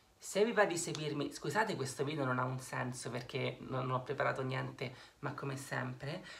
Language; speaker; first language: Italian; native; Italian